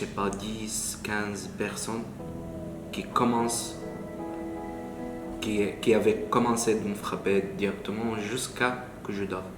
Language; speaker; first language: French; non-native, learner; Arabic